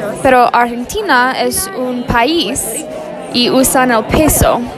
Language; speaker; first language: Spanish; non-native, learner; English